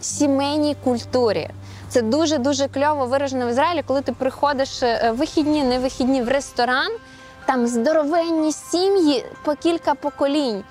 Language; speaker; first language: Ukrainian; native; Ukrainian